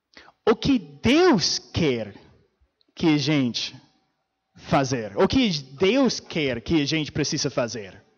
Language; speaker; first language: Portuguese; non-native, fluent; English